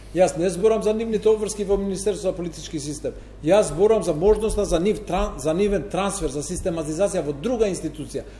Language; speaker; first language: Macedonian; non-native, local second language; Albanian